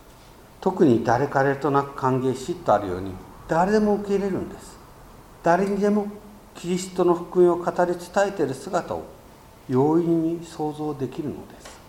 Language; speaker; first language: Japanese; native; Japanese